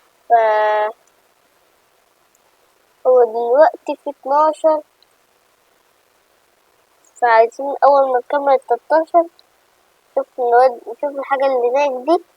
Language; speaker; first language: Arabic; native; Arabic